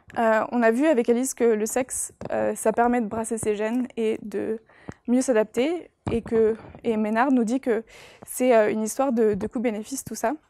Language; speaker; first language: French; native; French